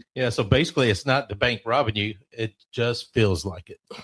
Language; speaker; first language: English; native; English